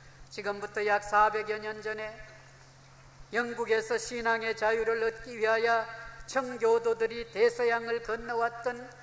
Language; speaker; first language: Korean; native; Korean